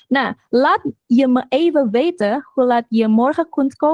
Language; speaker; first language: Dutch; non-native, fluent; Indonesian